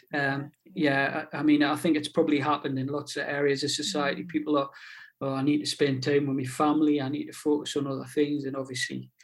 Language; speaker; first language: English; native; English